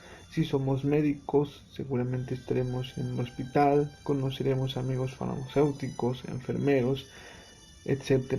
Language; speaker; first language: Spanish; native; Spanish